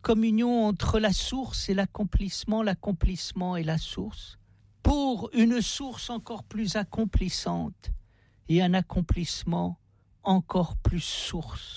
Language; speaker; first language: French; native; French